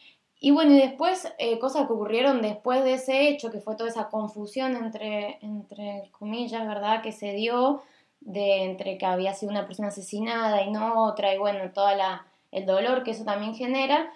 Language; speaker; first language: Spanish; native; Spanish